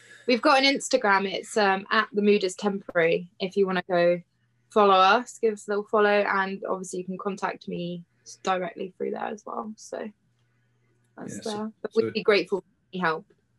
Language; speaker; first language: English; native; English